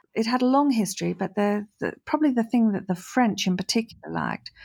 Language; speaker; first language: English; native; English